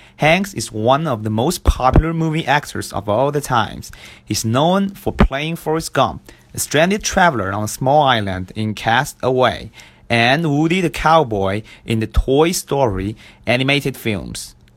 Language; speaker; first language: English; non-native, fluent; Chinese